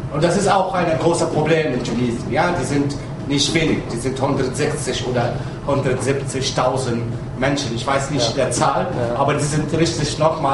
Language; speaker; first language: German; non-native, fluent; Arabic